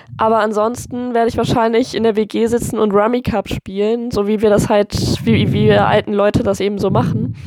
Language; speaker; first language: German; native; German